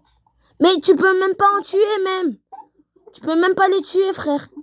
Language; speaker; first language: French; native; French